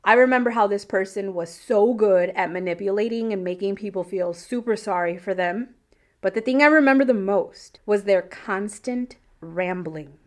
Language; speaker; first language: English; early bilingual, other home language; Spanish